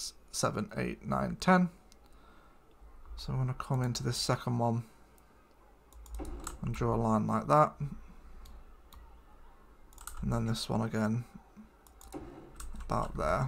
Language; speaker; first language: English; native; English